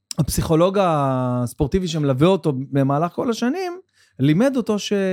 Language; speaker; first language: Hebrew; native; Hebrew